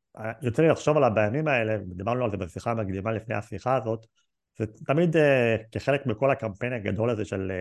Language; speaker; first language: Hebrew; native; Hebrew